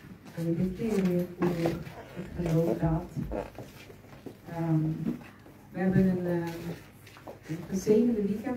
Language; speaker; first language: Dutch; non-native, local second language; Papiamento